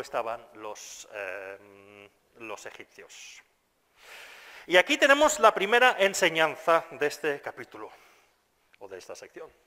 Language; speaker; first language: Spanish; non-native, fluent; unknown